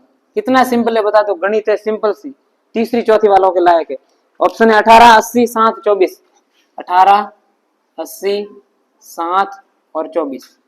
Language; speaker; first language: Hindi; native; Hindi